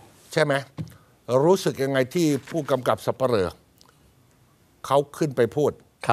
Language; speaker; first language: Thai; native; Thai